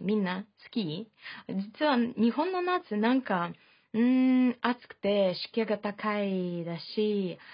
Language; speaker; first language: Japanese; non-native, fluent; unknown